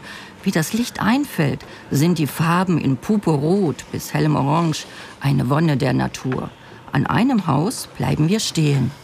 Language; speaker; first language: German; native; German